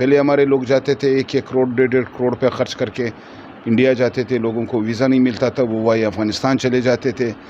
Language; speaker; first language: Urdu; non-native, local second language; Pashto